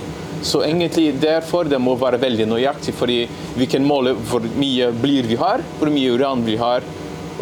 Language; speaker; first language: Norwegian; non-native, learner; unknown